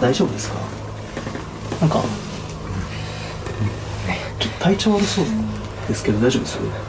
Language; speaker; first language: Japanese; native; Japanese